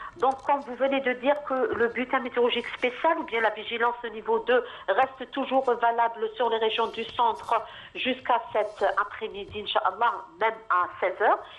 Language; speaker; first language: French; non-native, local second language; Arabic